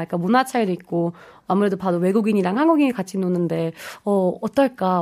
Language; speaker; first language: Korean; non-native, fluent; German